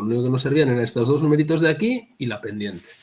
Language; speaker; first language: Spanish; native; Spanish